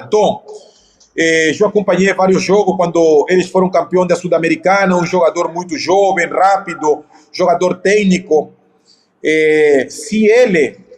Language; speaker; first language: Portuguese; non-native, fluent; Spanish